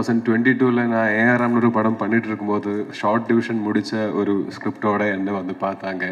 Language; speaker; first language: Tamil; non-native, learner; Malayalam